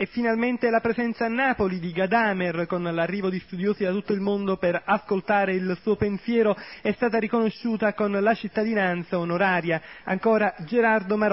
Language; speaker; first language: Italian; native; Italian